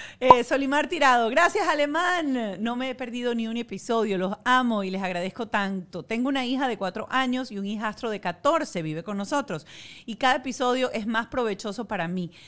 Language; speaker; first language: Spanish; native; Spanish